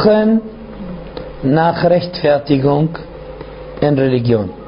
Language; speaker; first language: German; non-native, fluent; Arabic